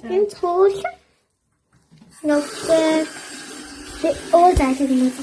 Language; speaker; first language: Mongolian; early bilingual, heritage; Mongolian